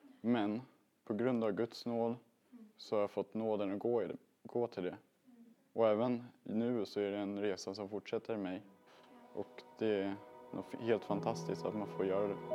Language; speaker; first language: Swedish; native; Swedish